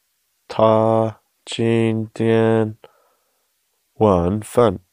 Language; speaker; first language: Chinese; non-native, learner; English